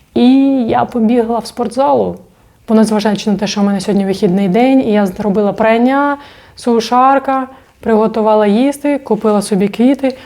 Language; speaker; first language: Ukrainian; non-native, local second language; Russian